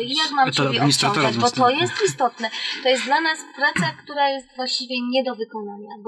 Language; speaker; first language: Polish; native; Polish